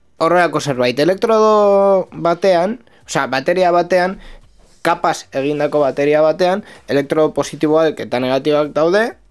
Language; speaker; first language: Basque; non-native, local second language; Spanish